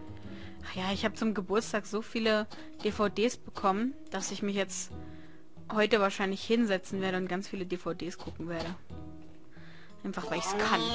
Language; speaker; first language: German; native; German